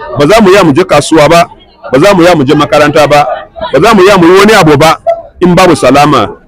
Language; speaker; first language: Hausa; non-native, local second language; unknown